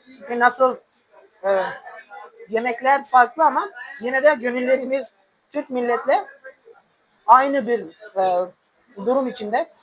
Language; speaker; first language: Turkish; non-native, fluent; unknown